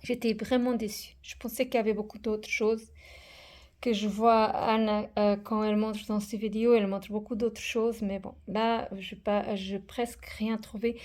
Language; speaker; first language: French; non-native, fluent; Portuguese